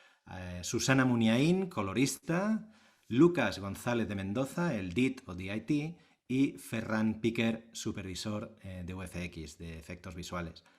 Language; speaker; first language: Spanish; native; Spanish